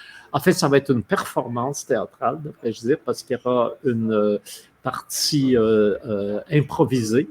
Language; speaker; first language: French; native; French